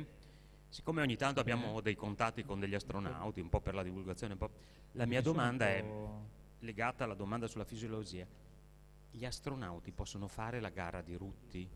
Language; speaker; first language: Italian; native; Italian